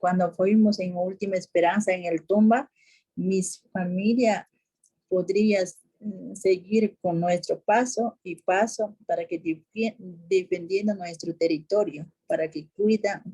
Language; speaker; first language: Spanish; non-native, local second language; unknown